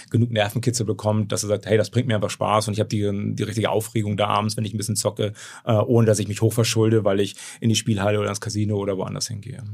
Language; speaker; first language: German; native; German